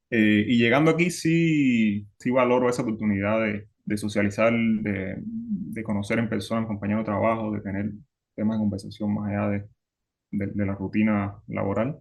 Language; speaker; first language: Spanish; native; Spanish